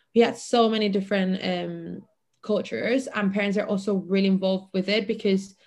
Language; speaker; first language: English; non-native, fluent; Catalan